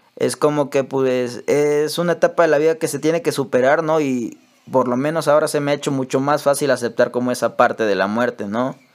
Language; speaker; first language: Spanish; native; Spanish